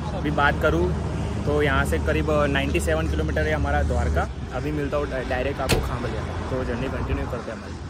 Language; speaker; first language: Hindi; non-native, local second language; Gujarati